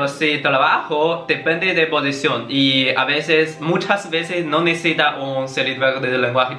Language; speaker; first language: Spanish; non-native, learner; Chinese